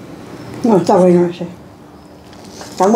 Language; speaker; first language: Spanish; native; Spanish